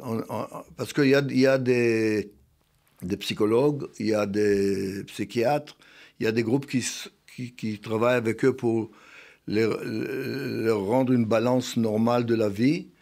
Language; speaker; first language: French; non-native, fluent; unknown